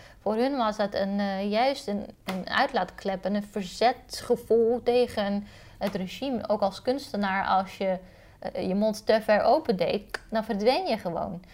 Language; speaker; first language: Dutch; early bilingual, other home language; Romanian